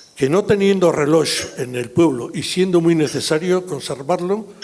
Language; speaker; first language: Spanish; non-native, local second language; Basque